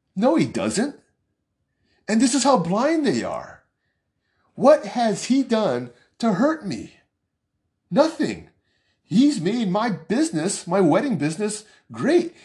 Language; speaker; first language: English; early bilingual, other home language; Chinese